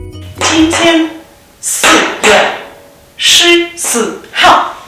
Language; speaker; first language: Chinese; non-native, learner; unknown